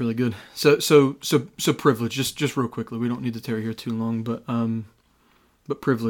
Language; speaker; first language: English; native; English